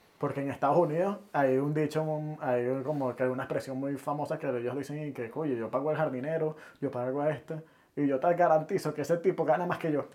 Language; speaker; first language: Spanish; native; Spanish